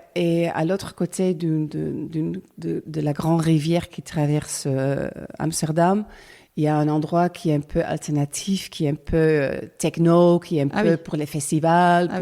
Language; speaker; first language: French; non-native, learner; Dutch